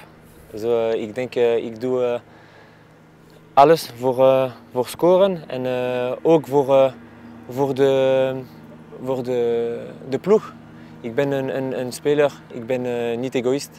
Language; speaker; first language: Dutch; non-native, local second language; Spanish